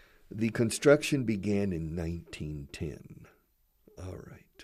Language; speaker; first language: English; native; English